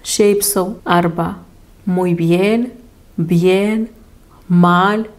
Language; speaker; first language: Spanish; non-native, fluent; Lithuanian